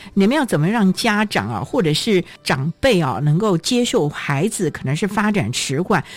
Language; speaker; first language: Chinese; native; Chinese